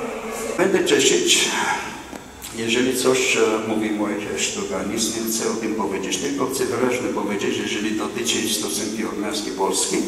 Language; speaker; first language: Polish; non-native, learner; Armenian